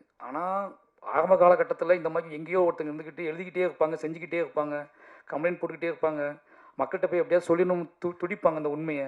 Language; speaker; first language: Tamil; native; Tamil